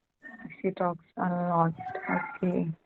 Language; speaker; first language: English; non-native, learner; Hindi